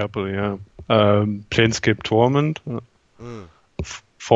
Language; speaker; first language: English; non-native, fluent; German